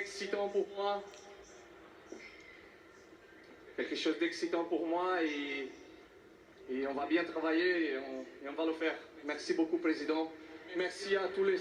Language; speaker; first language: French; non-native, fluent; Portuguese